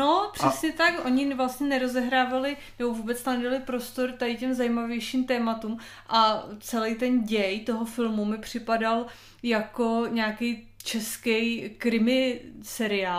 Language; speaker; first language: Czech; native; Czech